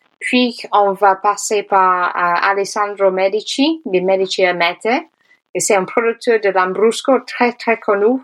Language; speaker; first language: French; non-native, fluent; English